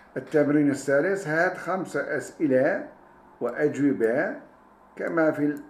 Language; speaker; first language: Arabic; non-native, fluent; Turkish